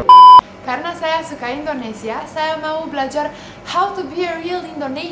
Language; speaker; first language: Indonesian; non-native, learner; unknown